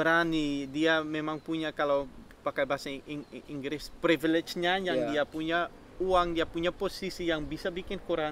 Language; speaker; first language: Indonesian; non-native, fluent; Dutch